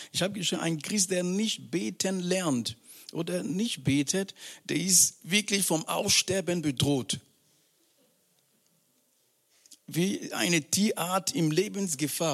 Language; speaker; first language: German; non-native, fluent; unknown